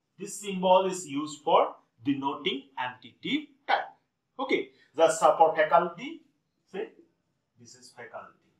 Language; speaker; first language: English; non-native, local second language; Assamese